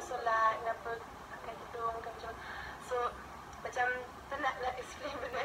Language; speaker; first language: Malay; non-native, fluent; German